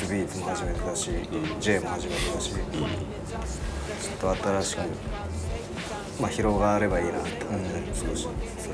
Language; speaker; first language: Japanese; native; Japanese